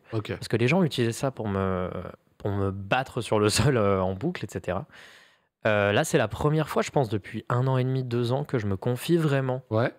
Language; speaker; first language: French; native; French